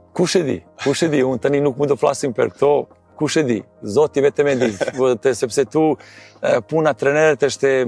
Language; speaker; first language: Albanian; non-native, learner; Serbian